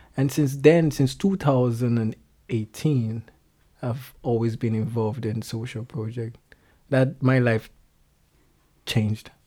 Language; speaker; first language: English; non-native, local second language; Yoruba